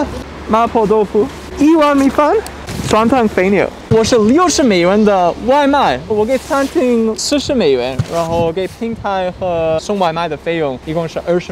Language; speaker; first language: Chinese; non-native, fluent; English